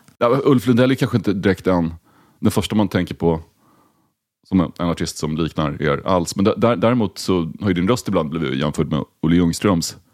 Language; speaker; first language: Swedish; native; Swedish